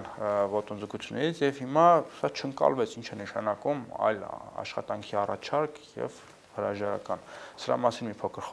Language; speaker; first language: Armenian; native; Armenian